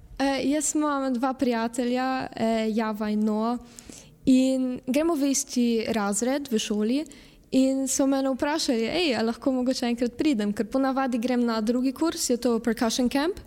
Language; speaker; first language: Slovenian; early bilingual, heritage; Slovenian